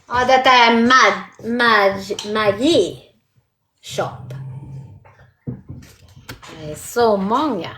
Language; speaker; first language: Swedish; non-native, learner; French